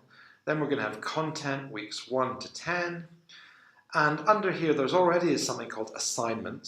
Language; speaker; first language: English; native; English